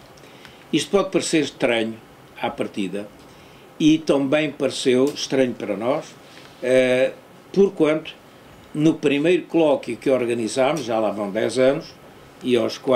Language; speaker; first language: Portuguese; native; Portuguese